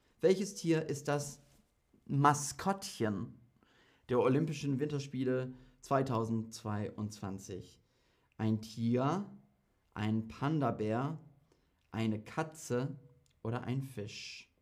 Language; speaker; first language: German; non-native, fluent; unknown